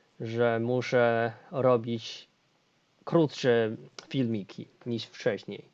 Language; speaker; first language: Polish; non-native, fluent; Chinese